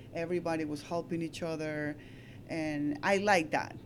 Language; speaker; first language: English; non-native, fluent; Spanish